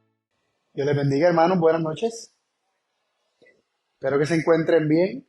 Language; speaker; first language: Spanish; native; Spanish